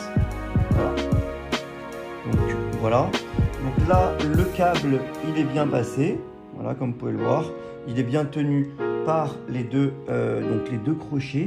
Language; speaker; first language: French; native; French